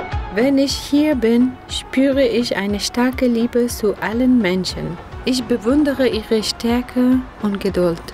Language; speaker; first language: German; non-native, fluent; Persian